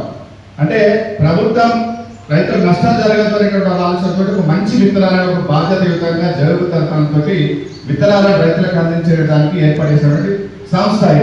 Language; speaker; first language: Telugu; native; Telugu